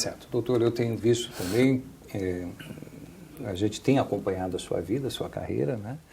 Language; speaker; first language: Portuguese; native; Portuguese